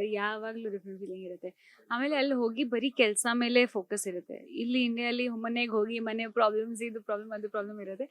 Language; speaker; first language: Kannada; non-native, local second language; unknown